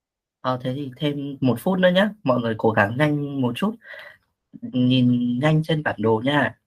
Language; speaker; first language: Vietnamese; native; Vietnamese